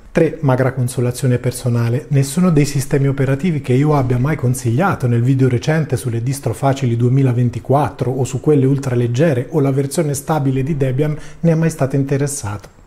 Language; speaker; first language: Italian; native; Italian